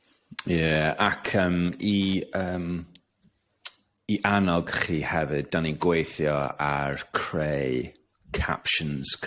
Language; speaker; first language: Welsh; non-native, local second language; English